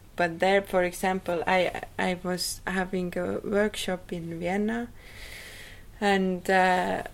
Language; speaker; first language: English; non-native, fluent; Estonian